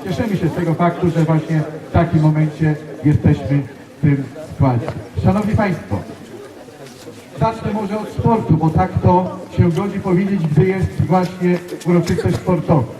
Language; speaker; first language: Polish; native; Polish